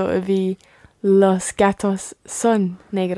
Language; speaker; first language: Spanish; non-native, learner; English